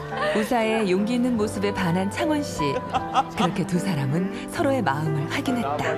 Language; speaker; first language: Korean; native; Korean